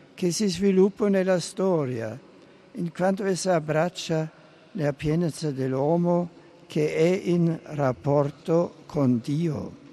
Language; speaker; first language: Italian; non-native, fluent; German